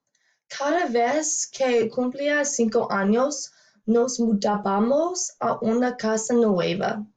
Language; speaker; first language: Spanish; non-native, learner; English